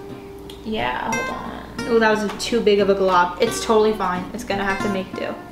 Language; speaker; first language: English; native; English